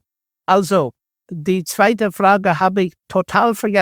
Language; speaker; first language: German; non-native, fluent; English